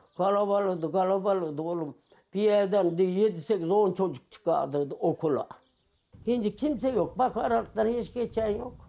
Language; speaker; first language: Turkish; native; Turkish